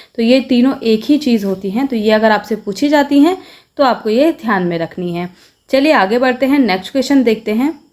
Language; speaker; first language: Hindi; native; Hindi